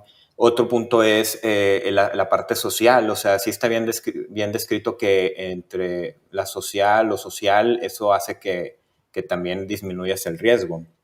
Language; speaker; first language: Spanish; native; Spanish